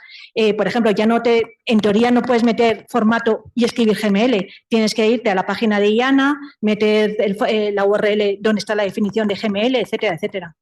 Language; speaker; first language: Spanish; native; Spanish